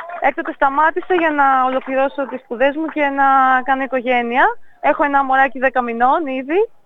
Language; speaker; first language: Greek; native; Greek